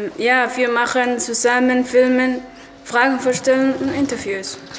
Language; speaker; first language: German; non-native, learner; Somali